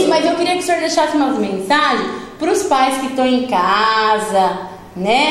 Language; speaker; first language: Portuguese; native; Portuguese